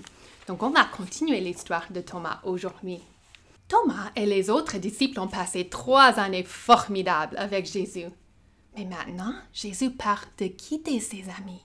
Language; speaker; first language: French; native; French